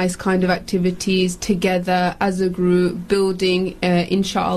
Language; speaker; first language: English; native; English